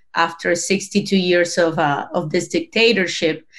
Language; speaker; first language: English; non-native, fluent; Spanish